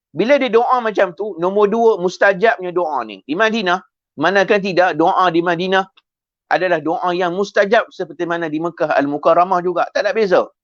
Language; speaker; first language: Malay; native; Malay